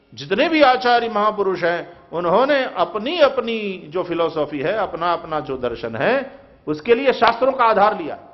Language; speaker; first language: Hindi; non-native, local second language; Gujarati